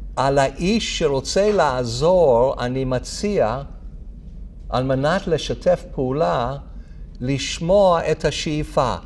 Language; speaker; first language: Hebrew; non-native, fluent; English